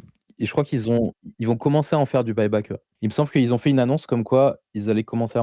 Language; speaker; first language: French; native; French